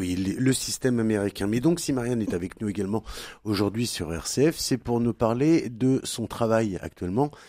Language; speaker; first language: French; native; French